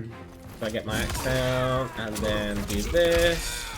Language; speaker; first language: English; native; English